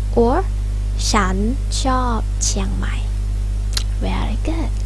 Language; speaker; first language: English; non-native, fluent; Thai